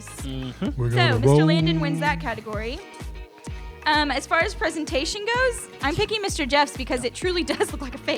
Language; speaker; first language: English; native; English